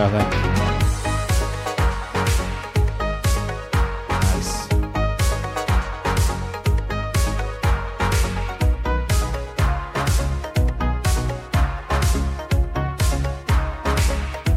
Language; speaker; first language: English; native; English